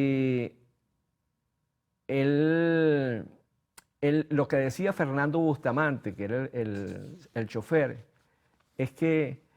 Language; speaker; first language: Spanish; native; Spanish